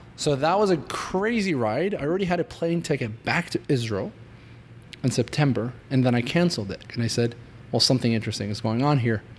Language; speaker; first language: English; non-native, fluent; Hebrew